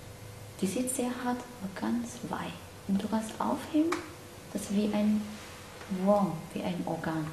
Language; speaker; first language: German; non-native, learner; Cantonese